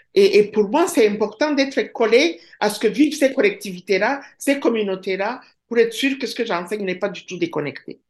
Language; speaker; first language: French; non-native, local second language; Kinyarwanda